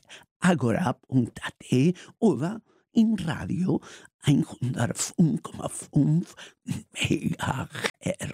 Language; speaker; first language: German; non-native, learner; Spanish